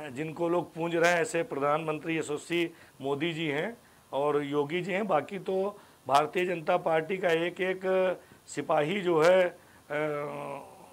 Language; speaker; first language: Hindi; native; Hindi